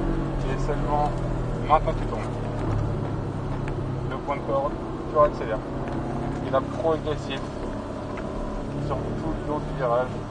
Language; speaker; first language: French; native; French